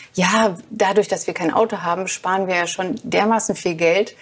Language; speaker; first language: German; native; German